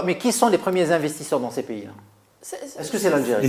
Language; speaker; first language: French; non-native, local second language; Arabic